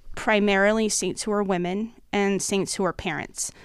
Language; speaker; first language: English; native; English